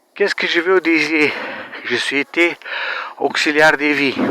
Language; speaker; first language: French; non-native, learner; Romanian